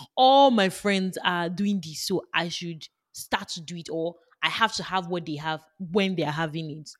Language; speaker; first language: English; non-native, local second language; Yoruba